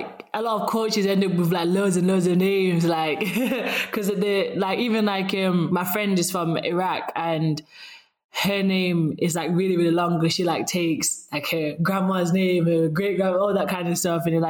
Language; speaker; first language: English; native; English